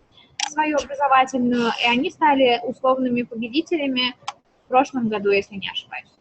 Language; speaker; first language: Russian; native; Russian